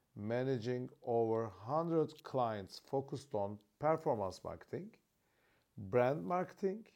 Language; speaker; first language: English; non-native, fluent; Turkish